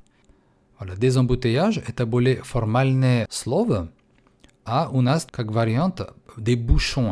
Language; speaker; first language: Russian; non-native, fluent; French